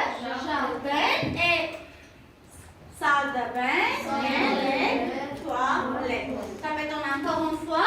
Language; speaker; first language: French; non-native, fluent; Armenian